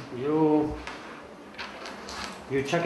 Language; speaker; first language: English; native; English